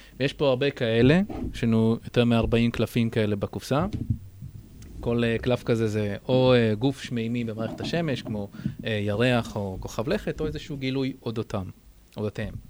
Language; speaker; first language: Hebrew; native; Hebrew